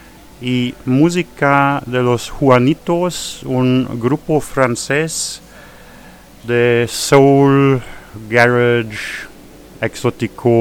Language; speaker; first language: Spanish; non-native, fluent; German